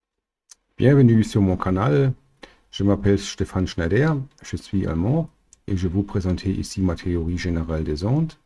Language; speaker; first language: French; non-native, learner; German